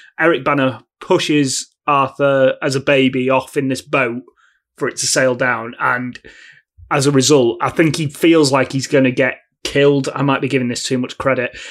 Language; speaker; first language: English; native; English